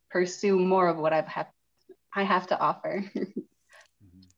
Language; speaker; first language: English; native; English